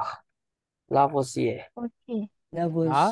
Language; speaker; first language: French; non-native, learner; Indonesian